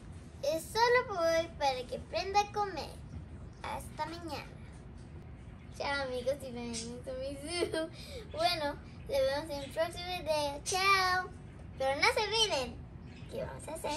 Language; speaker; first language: Spanish; early bilingual, heritage; Spanish